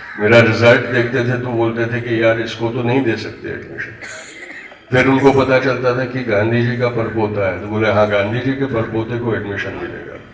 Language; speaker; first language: Hindi; non-native, local second language; Gujarati